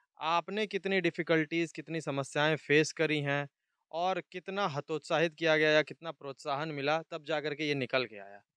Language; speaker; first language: Hindi; native; Hindi